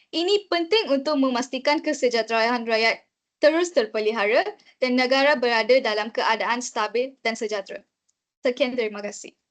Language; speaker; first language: Malay; non-native, local second language; Tamil